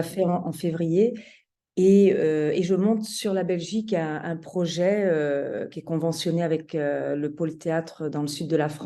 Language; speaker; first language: French; native; French